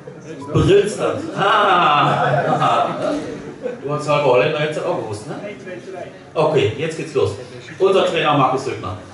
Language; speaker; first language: German; native; German